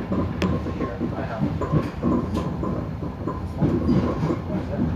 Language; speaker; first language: English; non-native, fluent; Indonesian